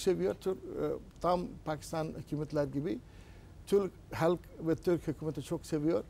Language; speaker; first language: Turkish; non-native, learner; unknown